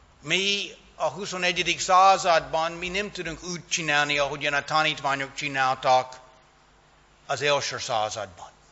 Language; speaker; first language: Hungarian; non-native, fluent; English